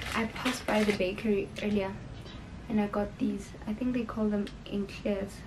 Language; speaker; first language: English; non-native, local second language; Northern Sotho